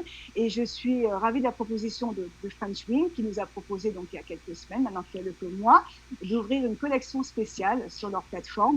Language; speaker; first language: French; native; French